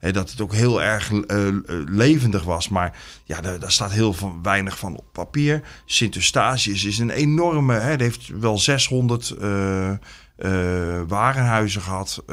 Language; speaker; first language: Dutch; native; Dutch